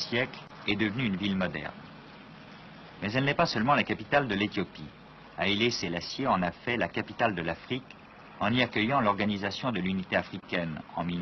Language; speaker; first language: French; native; French